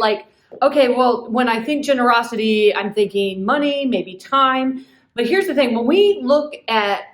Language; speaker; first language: English; native; English